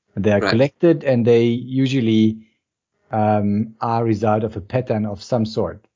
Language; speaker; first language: English; non-native, fluent; German